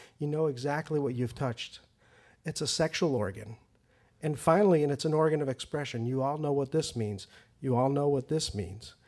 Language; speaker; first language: English; early bilingual, other home language; Persian